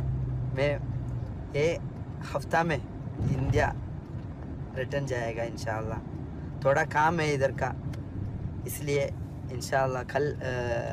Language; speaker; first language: Hindi; non-native, local second language; Malayalam